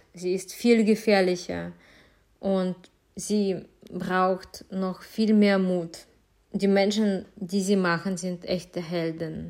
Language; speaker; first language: German; non-native, fluent; Ukrainian